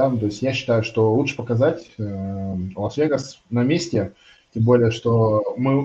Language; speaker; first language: Russian; native; Russian